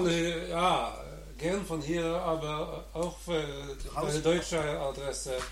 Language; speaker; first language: German; non-native, learner; Norwegian